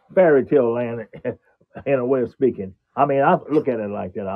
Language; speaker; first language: English; native; English